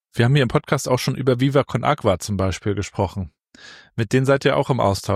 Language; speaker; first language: German; native; German